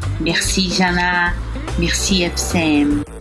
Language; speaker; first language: French; non-native, learner; Portuguese